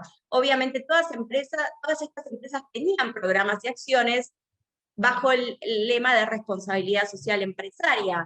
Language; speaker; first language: Spanish; native; Spanish